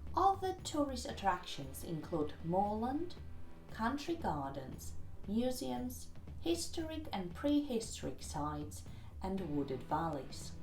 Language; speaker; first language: English; non-native, fluent; Polish